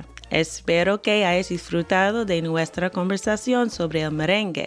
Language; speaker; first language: Spanish; non-native, fluent; English